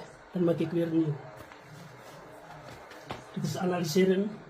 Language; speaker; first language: Dutch; non-native, fluent; Indonesian